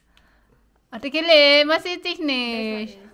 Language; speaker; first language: German; non-native, fluent; Filipino